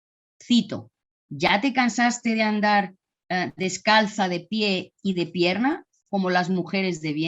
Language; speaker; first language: Spanish; native; Spanish